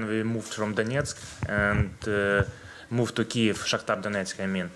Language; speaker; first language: English; non-native, learner; Ukrainian